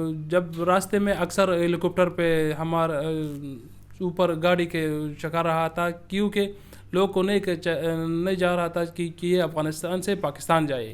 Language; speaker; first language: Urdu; early bilingual, other home language; Persian